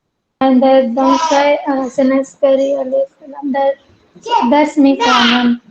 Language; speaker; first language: Persian; non-native, learner; Urdu